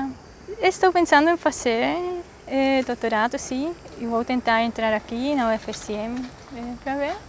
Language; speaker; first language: Portuguese; non-native, fluent; Swiss German